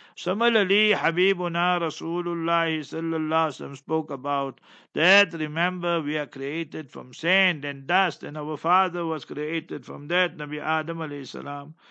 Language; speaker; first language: English; native; English